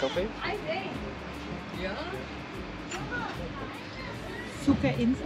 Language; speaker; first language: German; non-native, learner; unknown